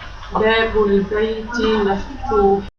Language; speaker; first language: Arabic; non-native, learner; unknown